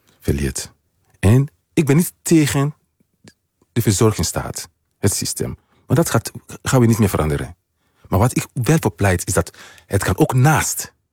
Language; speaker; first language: Dutch; non-native, fluent; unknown